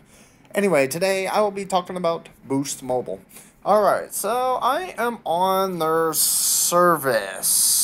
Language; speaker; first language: English; native; English